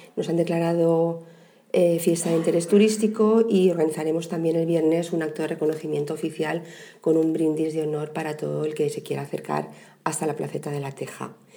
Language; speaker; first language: Spanish; native; Spanish